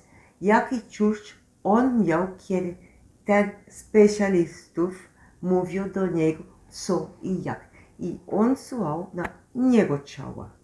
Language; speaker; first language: Polish; non-native, learner; Dutch